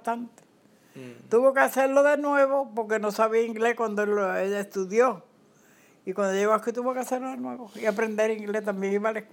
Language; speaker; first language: Spanish; native; Spanish